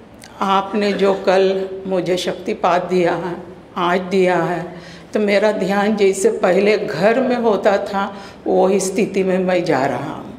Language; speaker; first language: Hindi; early bilingual, heritage; Caribbean Hindustani